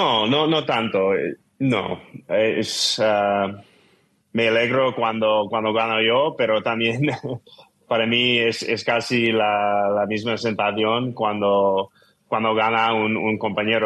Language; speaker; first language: Spanish; non-native, fluent; English